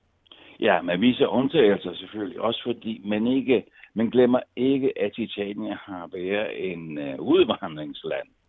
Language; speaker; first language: Danish; non-native, fluent; Italian